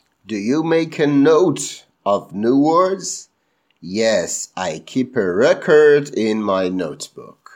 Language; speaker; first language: English; non-native, fluent; Persian